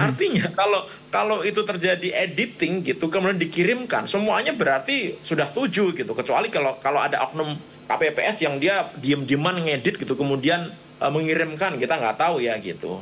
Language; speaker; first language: Indonesian; native; Indonesian